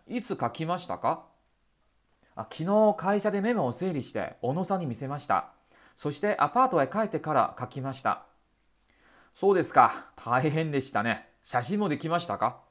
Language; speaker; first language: Japanese; non-native, fluent; Chinese